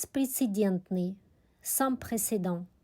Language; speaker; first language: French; non-native, fluent; Russian